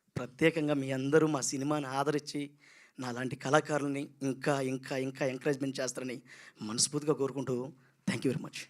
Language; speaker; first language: Telugu; native; Telugu